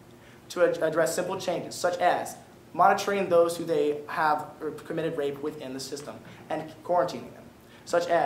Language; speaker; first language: English; native; English